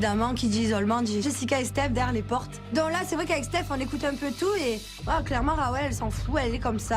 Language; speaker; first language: French; native; French